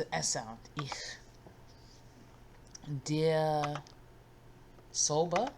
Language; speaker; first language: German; non-native, learner; English